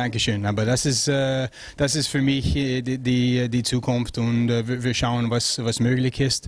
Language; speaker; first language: German; non-native, learner; French